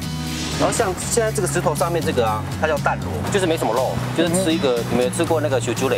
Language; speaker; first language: Chinese; native; Chinese